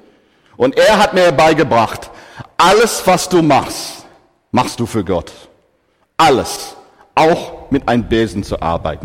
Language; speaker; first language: German; non-native, fluent; English